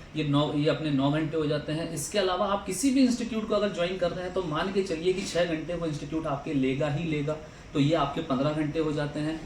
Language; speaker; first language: Hindi; native; Hindi